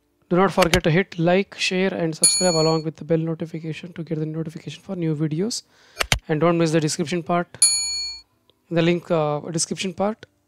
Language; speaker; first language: English; non-native, local second language; Kannada